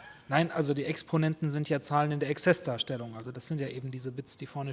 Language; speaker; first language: German; native; German